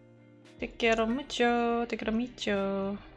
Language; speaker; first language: Spanish; non-native, learner; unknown